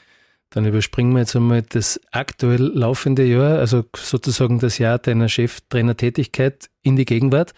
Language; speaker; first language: German; native; German